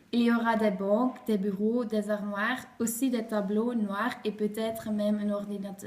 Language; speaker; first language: French; non-native, learner; Dutch